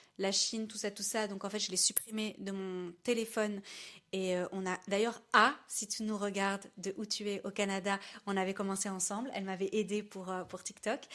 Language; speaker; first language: French; native; French